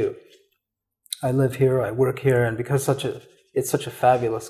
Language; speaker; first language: English; native; English